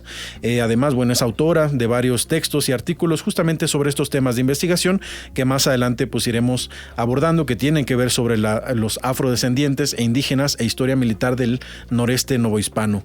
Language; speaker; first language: Spanish; native; Spanish